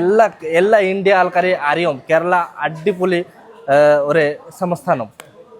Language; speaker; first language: Malayalam; non-native, local second language; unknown